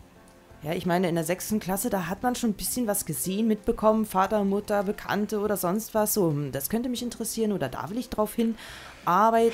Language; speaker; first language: German; native; German